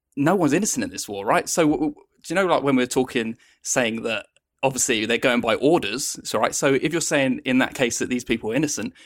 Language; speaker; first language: English; native; English